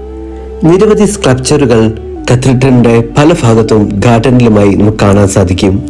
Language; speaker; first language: Malayalam; native; Malayalam